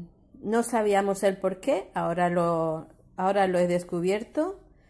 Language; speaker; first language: Spanish; native; Spanish